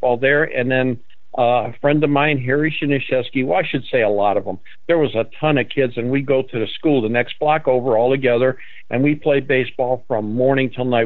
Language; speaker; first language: English; native; English